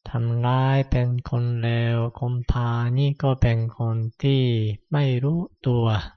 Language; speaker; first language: Thai; non-native, fluent; Japanese